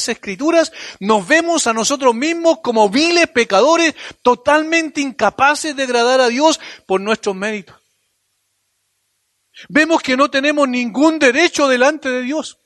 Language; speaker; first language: Spanish; native; Spanish